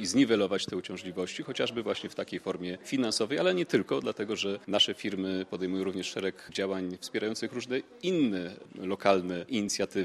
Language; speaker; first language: Polish; native; Polish